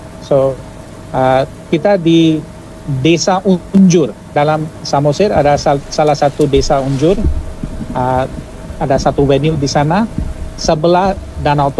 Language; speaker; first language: Indonesian; non-native, fluent; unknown